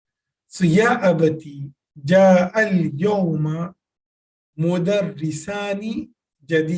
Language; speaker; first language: Arabic; non-native, fluent; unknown